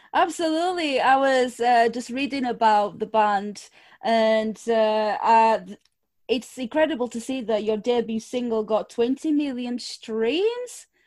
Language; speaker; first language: English; non-native, fluent; Portuguese